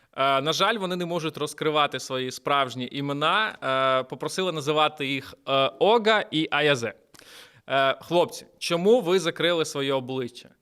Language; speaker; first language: Ukrainian; native; Ukrainian